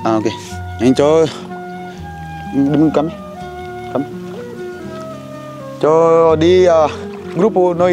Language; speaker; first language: Vietnamese; non-native, learner; Portuguese